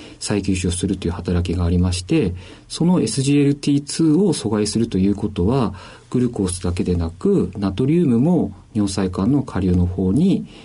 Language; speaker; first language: Japanese; native; Japanese